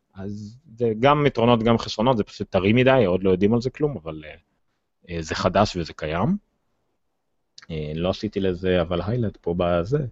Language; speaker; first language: Hebrew; native; Hebrew